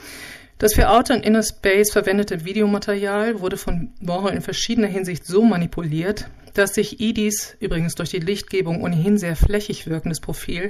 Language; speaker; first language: German; native; German